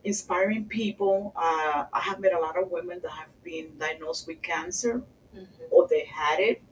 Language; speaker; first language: English; early bilingual, other home language; Spanish